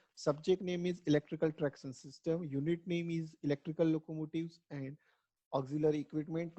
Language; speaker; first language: English; non-native, local second language; Gujarati